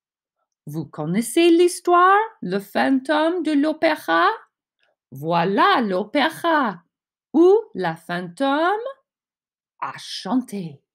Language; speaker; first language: French; non-native, fluent; English